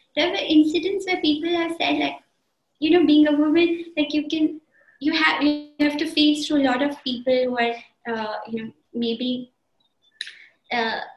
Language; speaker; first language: English; non-native, local second language; Marathi